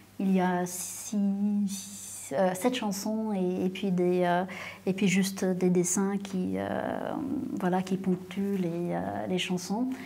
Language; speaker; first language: French; non-native, local second language; English